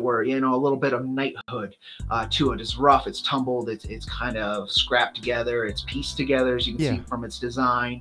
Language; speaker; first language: English; native; English